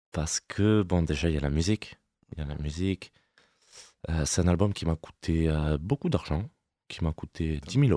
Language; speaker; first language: French; native; French